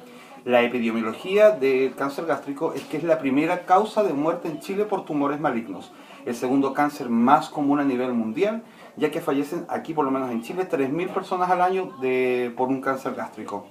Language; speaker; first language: Spanish; native; Spanish